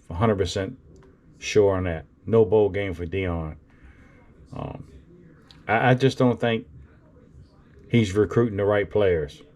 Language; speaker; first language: English; native; English